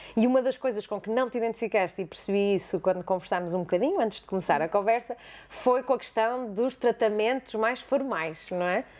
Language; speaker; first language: Portuguese; native; Portuguese